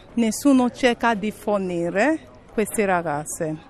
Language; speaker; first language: Italian; non-native, fluent; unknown